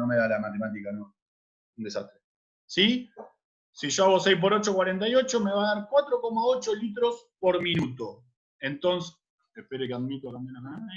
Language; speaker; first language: Spanish; native; Spanish